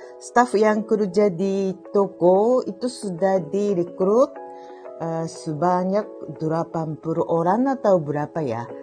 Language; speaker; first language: Indonesian; non-native, fluent; Japanese